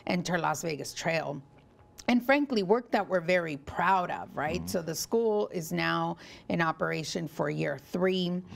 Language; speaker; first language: English; early bilingual, other home language; Spanish